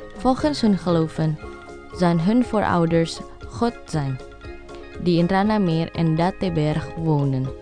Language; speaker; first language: Dutch; non-native, learner; Indonesian